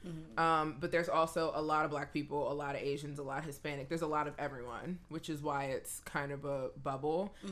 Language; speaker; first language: English; native; English